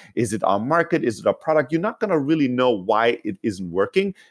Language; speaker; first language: English; non-native, fluent; Greek